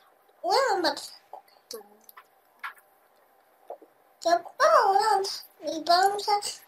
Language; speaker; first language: Chinese; early bilingual, heritage; Chinese